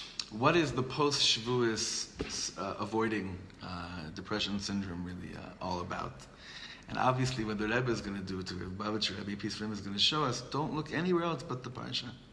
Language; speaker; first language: English; native; English